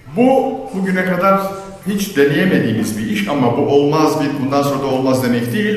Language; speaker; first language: Turkish; native; Turkish